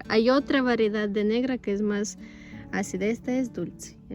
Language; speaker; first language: Spanish; non-native, local second language; Russian